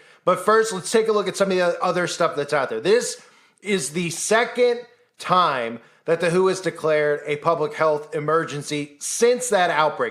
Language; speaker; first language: English; native; English